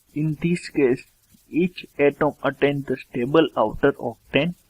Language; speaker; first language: English; non-native, local second language; Gujarati